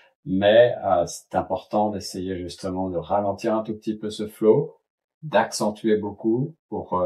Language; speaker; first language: French; native; French